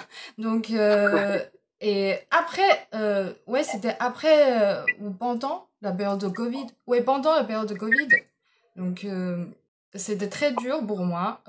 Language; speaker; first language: French; non-native, fluent; Chinese